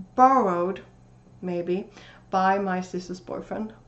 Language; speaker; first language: English; non-native, fluent; Swedish